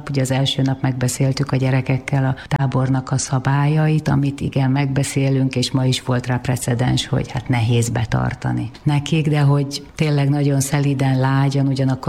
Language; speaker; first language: Hungarian; native; Hungarian